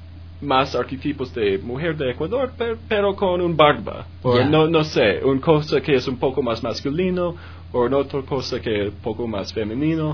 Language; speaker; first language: Spanish; non-native, learner; English